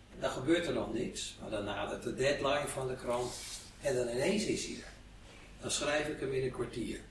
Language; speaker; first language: Dutch; native; Dutch